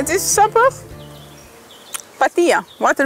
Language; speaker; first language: Dutch; non-native, local second language; Papiamento